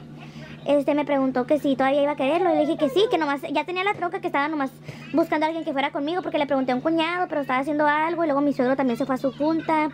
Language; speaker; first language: Spanish; native; Spanish